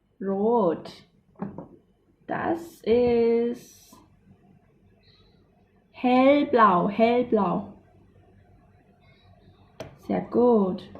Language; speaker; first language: German; non-native, fluent; Thai